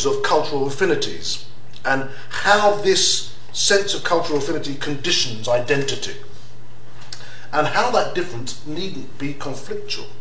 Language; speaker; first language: English; native; English